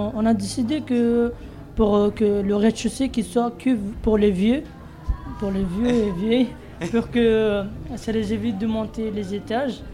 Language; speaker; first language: French; non-native, fluent; Bangla